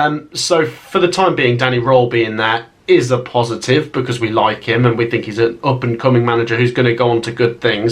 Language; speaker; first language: English; native; English